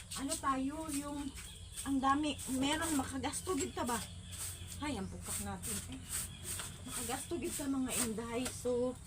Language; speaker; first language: Filipino; non-native, local second language; Cebuano